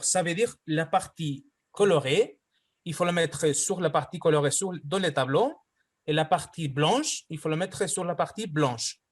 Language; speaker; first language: French; non-native, fluent; Spanish